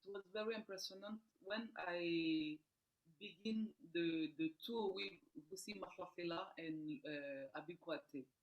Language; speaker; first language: English; non-native, learner; French